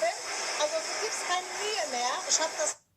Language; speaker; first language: German; non-native, fluent; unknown